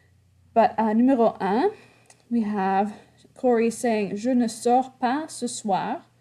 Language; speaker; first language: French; non-native, fluent; English